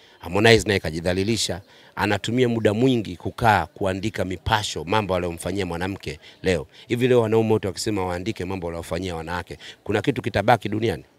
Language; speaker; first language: Swahili; native; Swahili